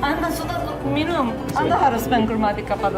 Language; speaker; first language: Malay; non-native, fluent; Turkish